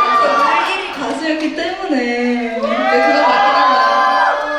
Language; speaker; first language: Korean; native; Korean